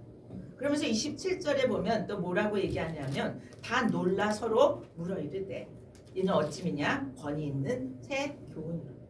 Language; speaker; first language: Korean; native; Korean